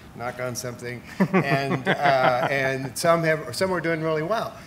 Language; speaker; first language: English; native; English